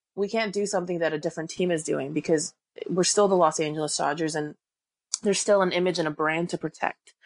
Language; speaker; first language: English; early bilingual, other home language; Korean